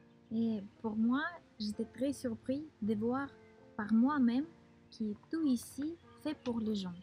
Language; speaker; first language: French; non-native, fluent; Russian